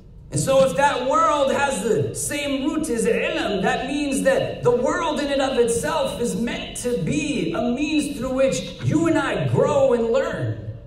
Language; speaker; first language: English; native; English